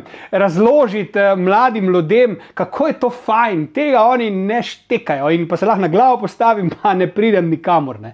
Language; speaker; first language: Slovenian; native; Slovenian